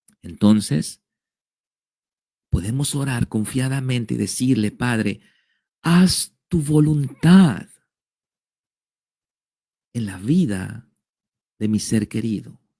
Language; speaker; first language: Spanish; native; Spanish